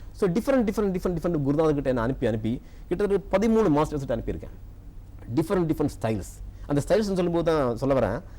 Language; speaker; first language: Tamil; non-native, local second language; Malayalam